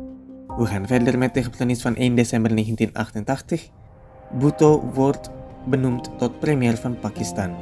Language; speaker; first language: Dutch; non-native, fluent; Indonesian